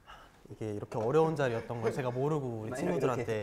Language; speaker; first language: Korean; native; Korean